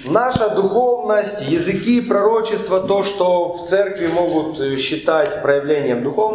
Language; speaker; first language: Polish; non-native, learner; Russian